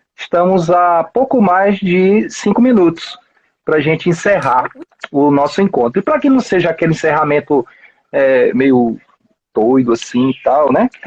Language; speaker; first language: Portuguese; native; Portuguese